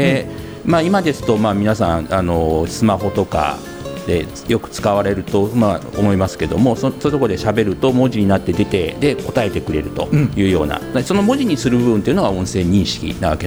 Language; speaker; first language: Japanese; native; Japanese